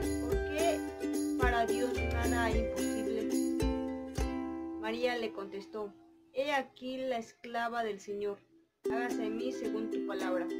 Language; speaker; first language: Spanish; native; Spanish